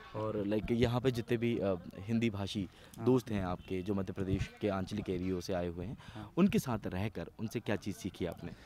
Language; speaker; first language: Hindi; native; Hindi